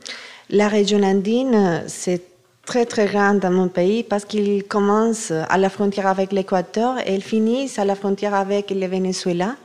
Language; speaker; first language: French; non-native, fluent; Spanish